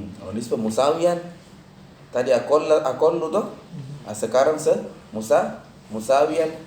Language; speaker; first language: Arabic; non-native, fluent; Indonesian